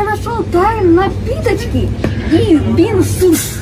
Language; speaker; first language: Russian; early bilingual, heritage; Russian